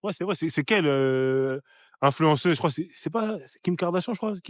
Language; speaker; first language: French; native; French